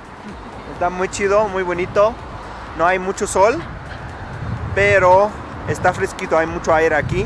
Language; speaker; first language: Spanish; non-native, fluent; Arabic